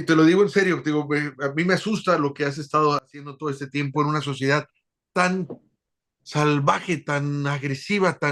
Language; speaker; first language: Spanish; native; Spanish